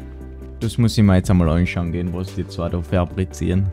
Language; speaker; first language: German; native; German